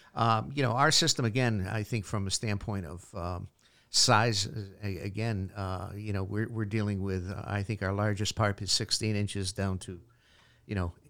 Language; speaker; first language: English; native; English